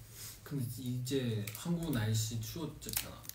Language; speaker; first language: Korean; non-native, fluent; Chinese